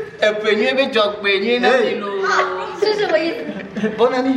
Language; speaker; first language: Chinese; non-native, learner; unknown